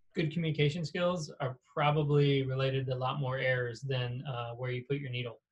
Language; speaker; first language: English; native; English